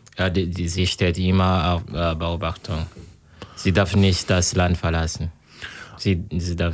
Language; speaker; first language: German; non-native, learner; Kinyarwanda